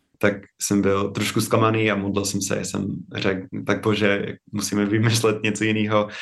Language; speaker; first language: Czech; non-native, fluent; English